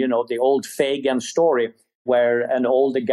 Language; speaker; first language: English; non-native, fluent; Swedish